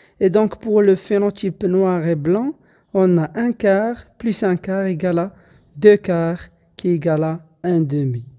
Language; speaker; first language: French; non-native, local second language; Arabic